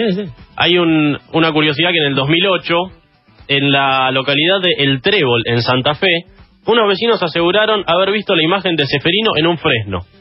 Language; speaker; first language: Spanish; native; Spanish